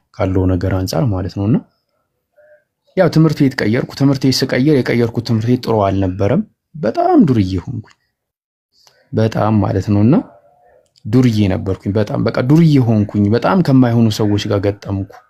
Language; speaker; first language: Amharic; native; Amharic